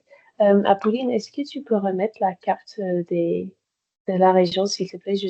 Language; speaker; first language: French; native; French